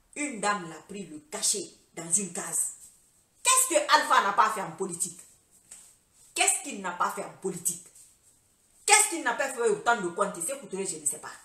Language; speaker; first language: French; non-native, local second language; Fula